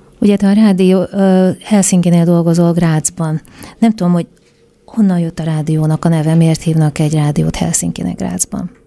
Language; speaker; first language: Hungarian; native; Hungarian